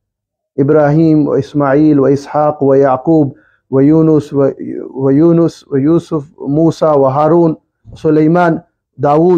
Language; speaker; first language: Swedish; early bilingual, other home language; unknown